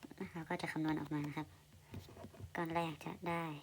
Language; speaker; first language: Thai; native; Thai